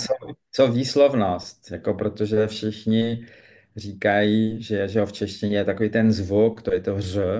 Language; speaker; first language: Czech; early bilingual, heritage; French